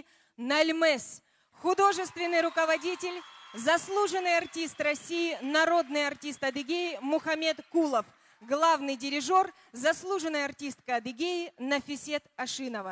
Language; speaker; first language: Russian; native; Russian